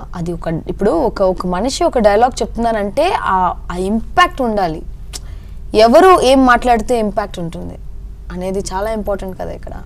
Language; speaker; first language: Telugu; early bilingual, heritage; Telugu